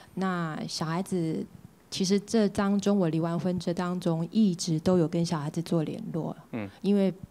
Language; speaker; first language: Chinese; native; Chinese